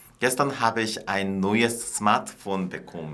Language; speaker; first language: German; non-native, fluent; Korean